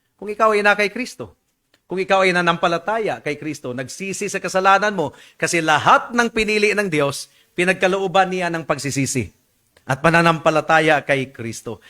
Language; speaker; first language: Filipino; non-native, local second language; Cebuano